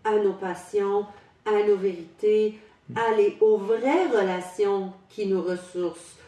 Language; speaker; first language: French; non-native, local second language; English